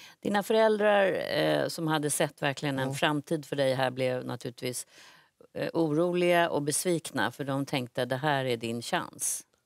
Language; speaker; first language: Swedish; native; Swedish